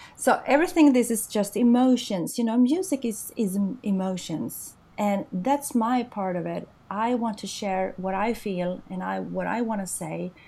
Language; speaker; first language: English; non-native, fluent; Swedish